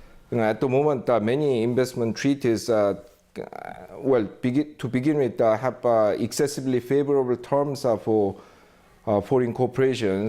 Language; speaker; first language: English; non-native, fluent; Korean